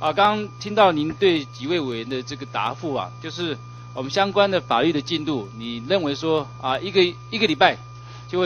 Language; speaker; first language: Chinese; native; Chinese